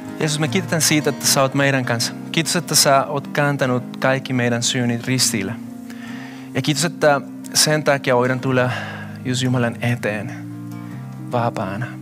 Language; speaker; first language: Finnish; non-native, fluent; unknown